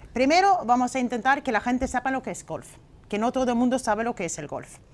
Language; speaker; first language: Spanish; non-native, fluent; Swedish